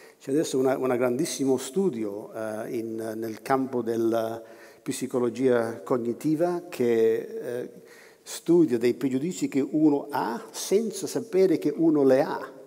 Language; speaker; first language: Italian; non-native, fluent; English